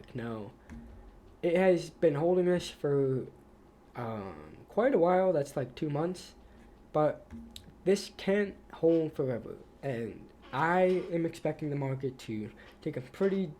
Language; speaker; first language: English; native; English